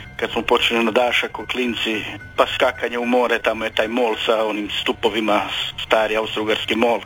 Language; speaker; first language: Croatian; native; Croatian